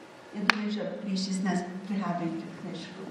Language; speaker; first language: Ukrainian; early bilingual, heritage; Ukrainian